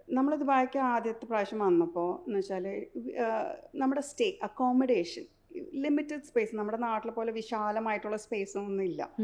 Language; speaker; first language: Malayalam; early bilingual, heritage; Malayalam